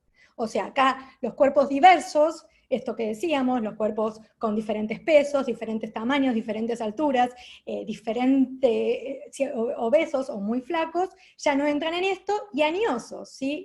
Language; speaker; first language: Spanish; native; Spanish